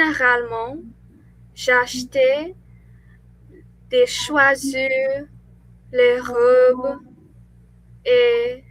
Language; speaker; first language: French; non-native, learner; English